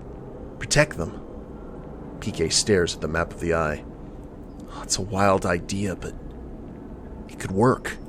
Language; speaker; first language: English; native; English